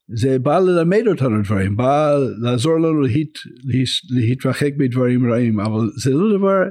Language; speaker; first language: Hebrew; non-native, fluent; English